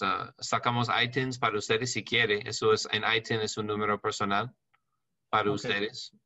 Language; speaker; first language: Spanish; non-native, learner; English